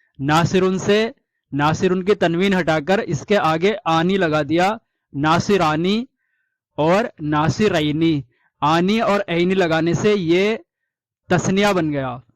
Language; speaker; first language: Urdu; native; Urdu